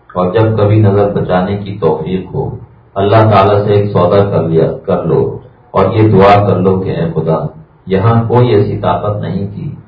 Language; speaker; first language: Urdu; native; Urdu